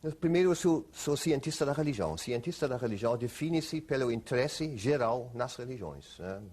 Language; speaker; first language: Portuguese; non-native, fluent; German